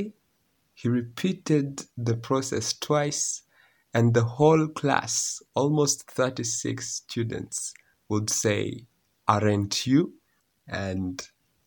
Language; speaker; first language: English; non-native, local second language; Kinyarwanda